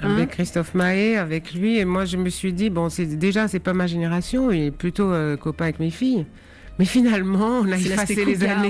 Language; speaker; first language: French; native; French